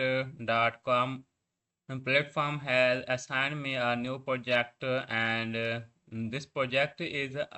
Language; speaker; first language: English; non-native, learner; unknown